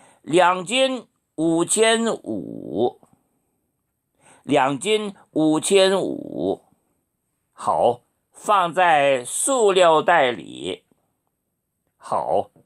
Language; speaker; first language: Chinese; non-native, fluent; Korean